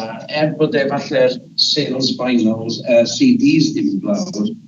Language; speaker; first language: Welsh; native; Welsh